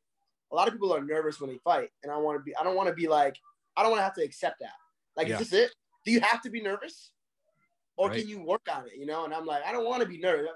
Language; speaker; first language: English; native; English